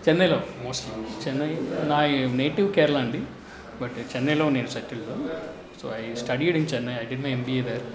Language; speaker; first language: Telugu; non-native, learner; Malayalam